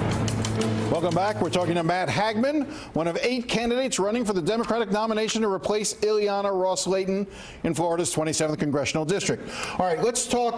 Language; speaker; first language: English; native; English